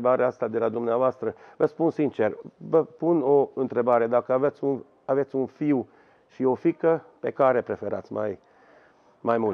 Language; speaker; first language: Romanian; non-native, local second language; Hungarian